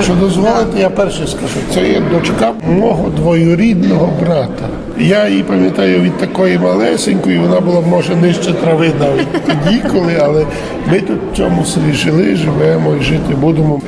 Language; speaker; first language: Ukrainian; early bilingual, heritage; Ukrainian